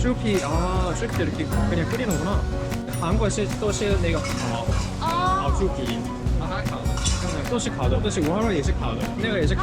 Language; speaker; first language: Chinese; non-native, fluent; Korean